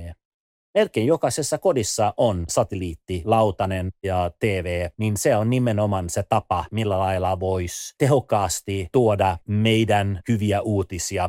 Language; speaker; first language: Finnish; early bilingual, other home language; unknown